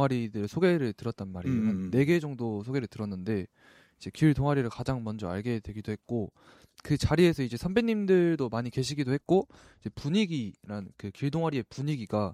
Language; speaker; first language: Korean; native; Korean